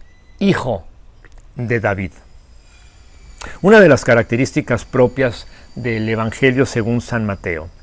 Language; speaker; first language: Spanish; native; Spanish